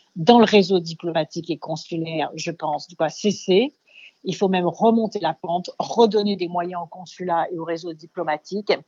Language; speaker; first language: French; native; French